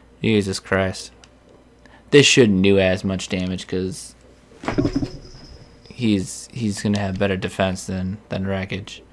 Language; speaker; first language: English; native; English